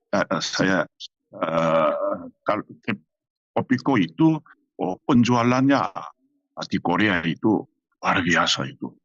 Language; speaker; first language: Indonesian; non-native, fluent; Korean